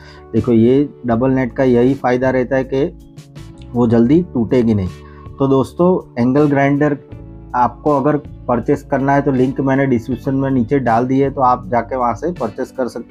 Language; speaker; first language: Hindi; native; Hindi